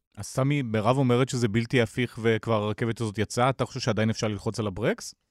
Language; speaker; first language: Hebrew; native; Hebrew